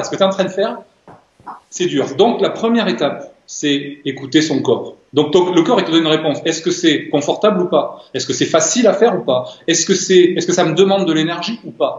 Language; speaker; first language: French; native; French